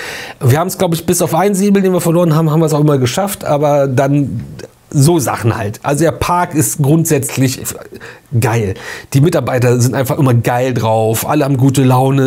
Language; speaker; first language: German; native; German